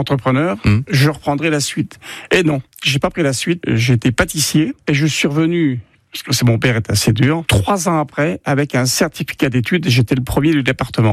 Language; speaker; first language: French; native; French